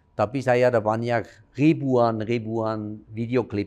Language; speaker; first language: Indonesian; non-native, fluent; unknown